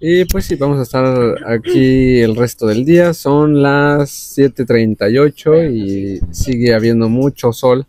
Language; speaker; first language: Spanish; native; Spanish